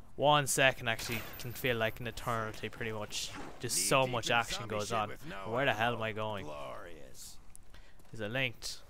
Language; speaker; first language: English; native; English